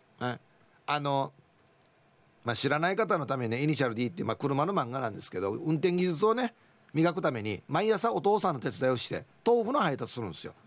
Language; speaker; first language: Japanese; native; Japanese